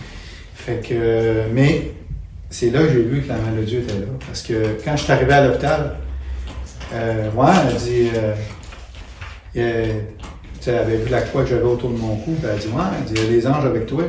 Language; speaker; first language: French; native; French